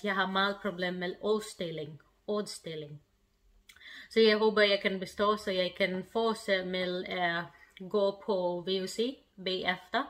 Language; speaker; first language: Danish; non-native, learner; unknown